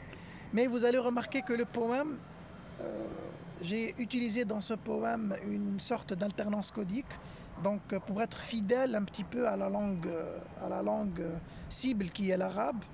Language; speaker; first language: French; non-native, local second language; Arabic